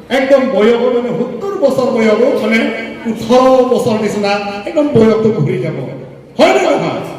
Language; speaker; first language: Assamese; non-native, local second language; Karbi